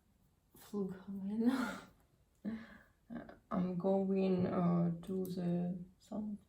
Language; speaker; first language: English; non-native, learner; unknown